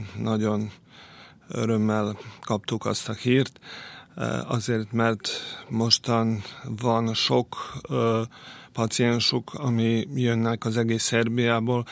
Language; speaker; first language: Hungarian; non-native, local second language; Serbian